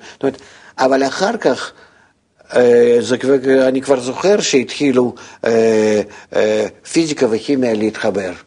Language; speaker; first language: Hebrew; non-native, fluent; Russian